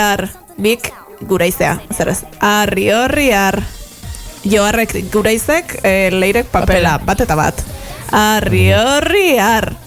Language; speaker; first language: Basque; native; Basque